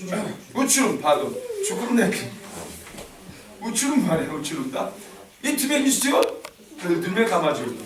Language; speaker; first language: Turkish; non-native, learner; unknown